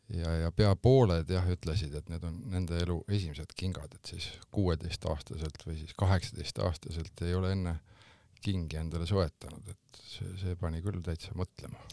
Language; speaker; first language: Estonian; native; Estonian